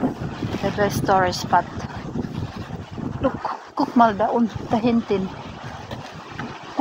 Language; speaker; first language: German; non-native, learner; Filipino